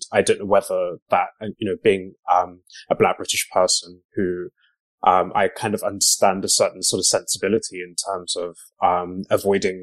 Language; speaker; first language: English; native; English